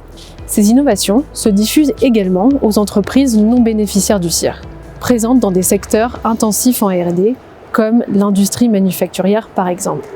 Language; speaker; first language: French; native; French